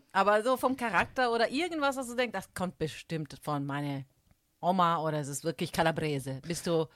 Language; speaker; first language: German; non-native, fluent; Italian